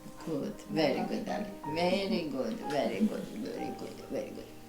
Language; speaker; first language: English; non-native, fluent; Italian